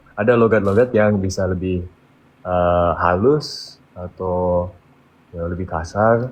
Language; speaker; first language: Indonesian; early bilingual, other home language; English